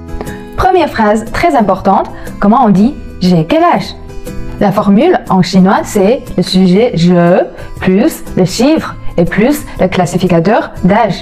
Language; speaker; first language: French; non-native, fluent; Chinese